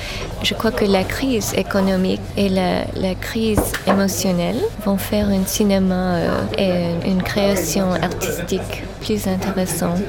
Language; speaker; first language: French; non-native, fluent; English